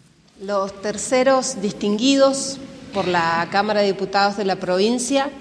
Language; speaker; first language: Spanish; native; Spanish